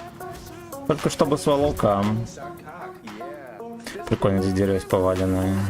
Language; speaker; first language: Russian; native; Russian